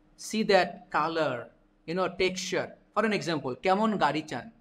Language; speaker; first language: English; non-native, local second language; Bangla